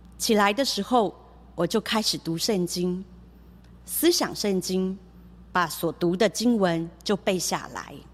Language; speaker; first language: Chinese; early bilingual, heritage; Chinese